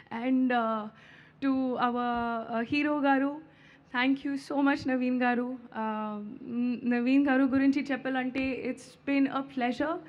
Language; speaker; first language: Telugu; non-native, learner; Hindi